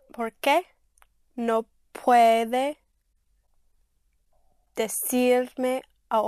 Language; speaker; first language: Spanish; non-native, learner; English